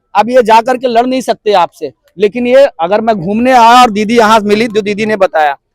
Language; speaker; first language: Hindi; native; Hindi